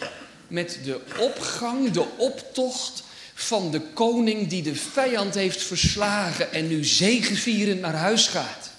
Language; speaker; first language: Dutch; native; Dutch